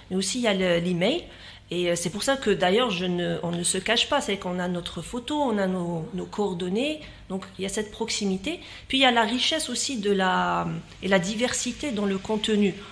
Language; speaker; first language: French; non-native, local second language; Arabic